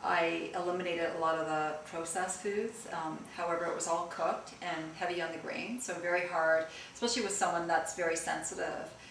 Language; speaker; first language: English; early bilingual, other home language; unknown